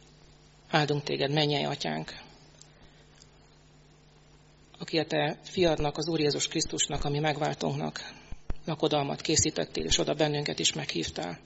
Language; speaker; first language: Hungarian; native; Hungarian